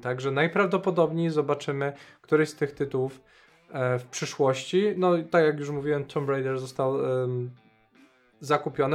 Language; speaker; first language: Polish; native; Polish